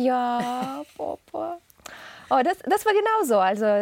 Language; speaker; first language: German; non-native, fluent; Russian